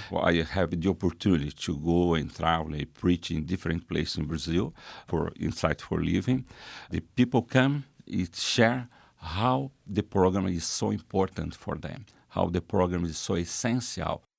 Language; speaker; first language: English; non-native, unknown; Portuguese